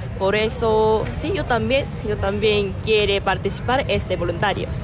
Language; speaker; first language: Spanish; non-native, learner; Korean